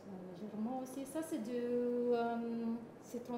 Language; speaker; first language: French; non-native, learner; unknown